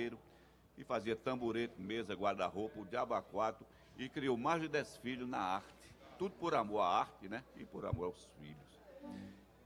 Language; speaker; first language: Portuguese; native; Portuguese